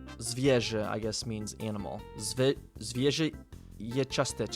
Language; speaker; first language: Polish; non-native, learner; English